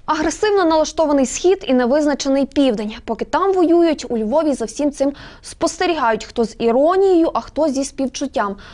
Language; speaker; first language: Ukrainian; native; Ukrainian